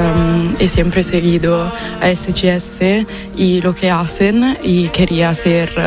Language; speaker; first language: Spanish; non-native, fluent; Italian